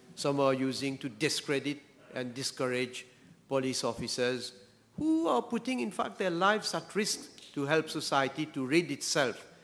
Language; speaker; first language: English; non-native, local second language; Morisyen